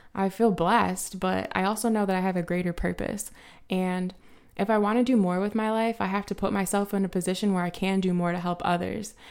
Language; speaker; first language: English; native; English